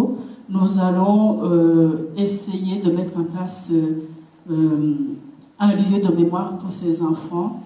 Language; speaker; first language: French; non-native, local second language; Kinyarwanda